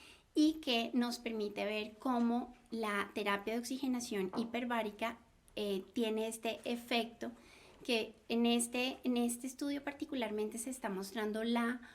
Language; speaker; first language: Spanish; native; Spanish